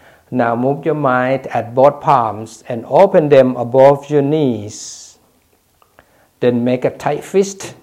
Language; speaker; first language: English; non-native, fluent; Thai